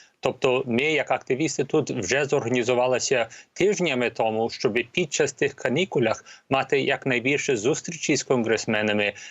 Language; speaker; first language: Ukrainian; early bilingual, heritage; Ukrainian